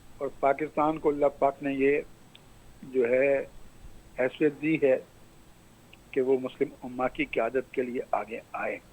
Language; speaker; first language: Urdu; non-native, local second language; Pashto